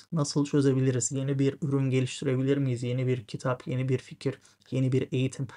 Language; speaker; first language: Turkish; native; Turkish